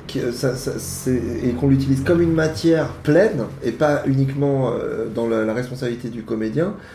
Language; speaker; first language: French; native; French